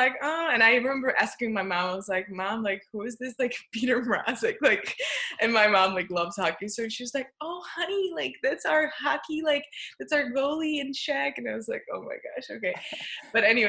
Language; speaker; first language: English; non-native, fluent; Czech